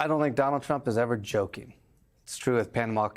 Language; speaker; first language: English; native; English